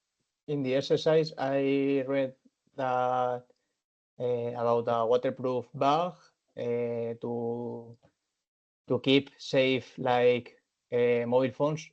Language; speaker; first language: English; non-native, learner; Spanish